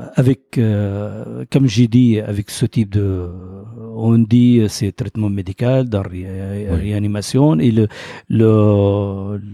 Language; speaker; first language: French; non-native, fluent; Arabic